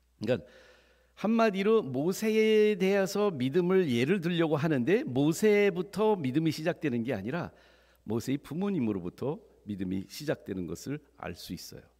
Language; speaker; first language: Korean; early bilingual, heritage; Korean